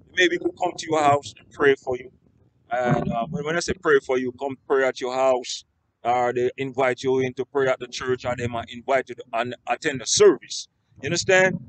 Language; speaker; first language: English; native; English